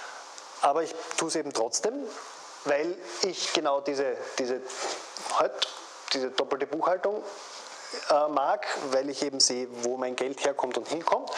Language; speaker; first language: German; native; German